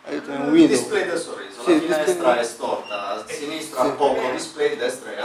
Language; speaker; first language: Italian; native; Italian